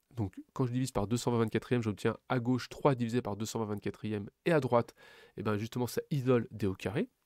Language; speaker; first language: French; native; French